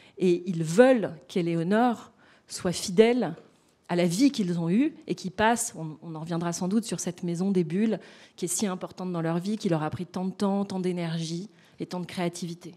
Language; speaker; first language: French; native; French